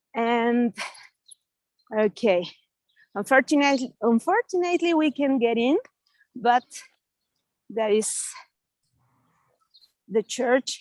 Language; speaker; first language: English; non-native, fluent; Spanish